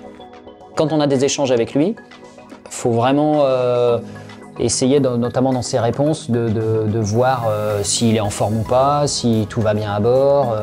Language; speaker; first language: French; native; French